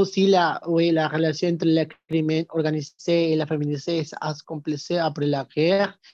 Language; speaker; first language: French; non-native, learner; Spanish